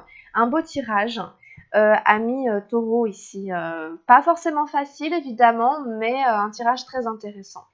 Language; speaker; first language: French; native; French